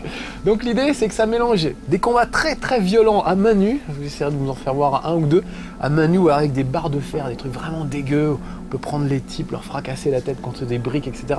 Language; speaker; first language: French; native; French